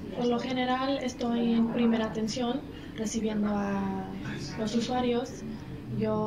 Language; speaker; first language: Spanish; non-native, fluent; English